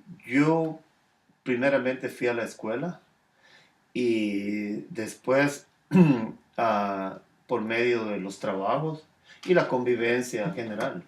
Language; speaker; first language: Spanish; native; Spanish